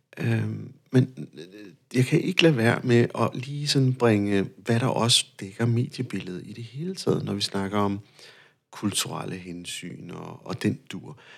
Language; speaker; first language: Danish; non-native, fluent; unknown